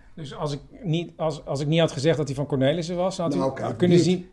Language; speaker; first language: Dutch; native; Dutch